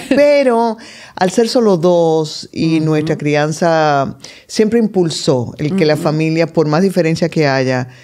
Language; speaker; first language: Spanish; native; Spanish